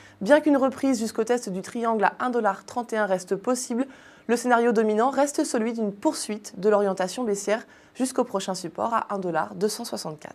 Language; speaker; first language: French; native; French